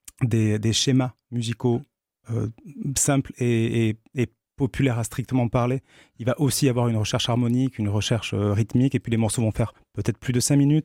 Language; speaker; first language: French; native; French